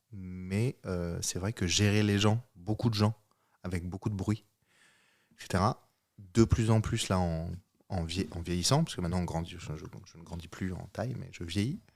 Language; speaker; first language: French; native; French